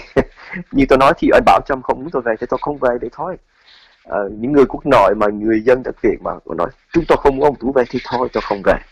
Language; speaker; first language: Vietnamese; early bilingual, heritage; Vietnamese